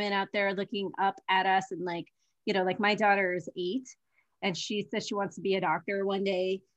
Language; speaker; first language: English; early bilingual, other home language; Hindi